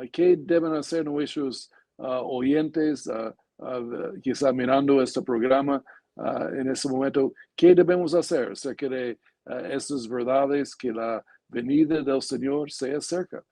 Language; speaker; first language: Spanish; non-native, fluent; English